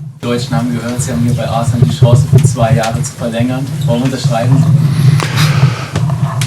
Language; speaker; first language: German; native; German